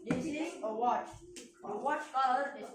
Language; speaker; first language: English; non-native, learner; Indonesian